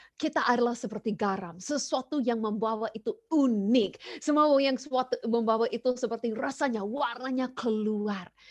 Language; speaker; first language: Indonesian; non-native, fluent; English